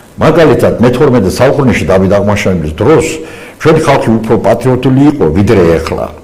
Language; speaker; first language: Georgian; non-native, local second language; Azerbaijani